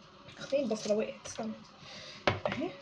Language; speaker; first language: Arabic; native; Arabic